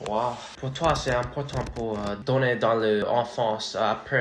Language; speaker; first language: French; non-native, learner; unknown